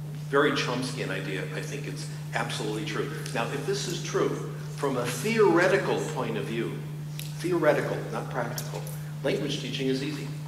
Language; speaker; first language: English; native; English